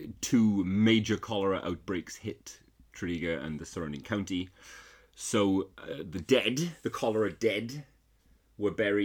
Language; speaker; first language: English; native; English